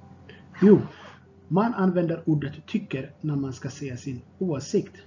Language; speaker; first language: Swedish; non-native, fluent; Tigrinya